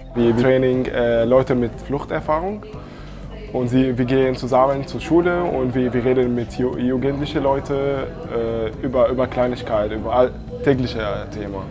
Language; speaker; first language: German; non-native, learner; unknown